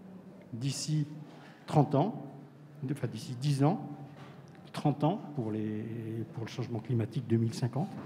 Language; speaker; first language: French; native; French